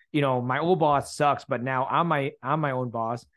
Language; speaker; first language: English; early bilingual, other home language; Thai